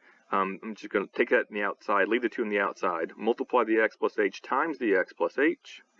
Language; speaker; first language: English; native; English